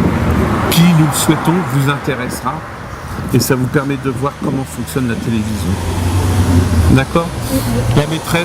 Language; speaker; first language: French; native; French